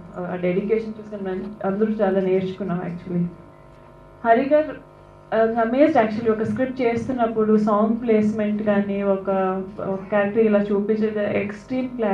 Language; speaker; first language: Telugu; non-native, fluent; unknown